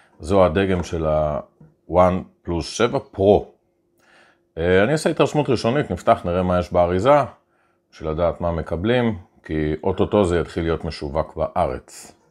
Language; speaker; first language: Hebrew; native; Hebrew